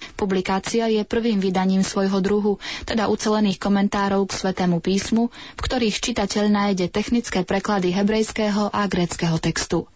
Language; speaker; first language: Slovak; native; Slovak